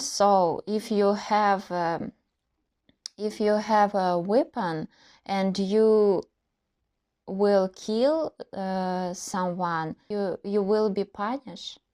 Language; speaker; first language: English; non-native, learner; Russian